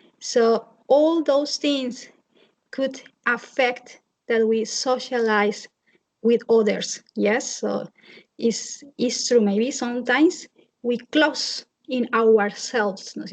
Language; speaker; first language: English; non-native, fluent; Spanish